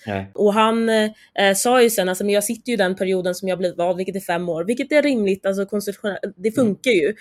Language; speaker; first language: Swedish; native; Swedish